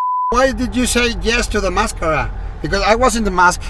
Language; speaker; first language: English; non-native, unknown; Spanish